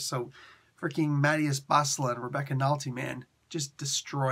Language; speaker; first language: English; native; English